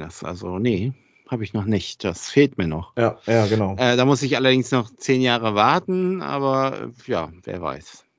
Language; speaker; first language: German; native; German